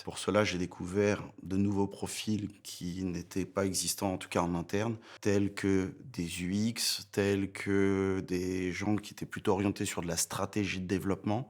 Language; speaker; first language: French; native; French